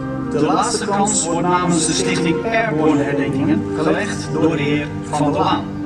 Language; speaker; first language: Dutch; native; Dutch